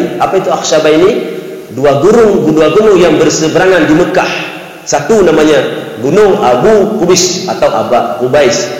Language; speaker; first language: Malay; non-native, local second language; Achinese